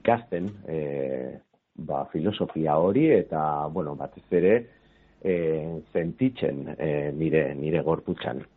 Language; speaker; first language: Basque; non-native, local second language; Spanish